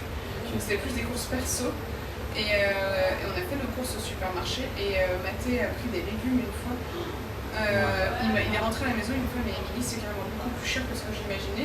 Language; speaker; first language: French; native; French